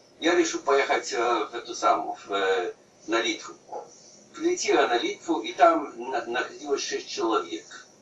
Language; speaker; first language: Russian; native; Russian